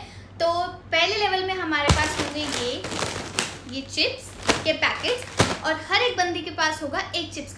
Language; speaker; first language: Hindi; native; Hindi